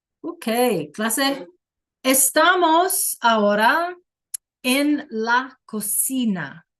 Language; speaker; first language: Spanish; non-native, fluent; English